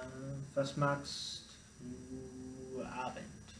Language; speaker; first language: German; non-native, learner; English